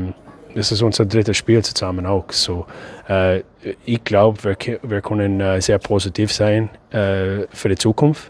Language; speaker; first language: German; non-native, fluent; English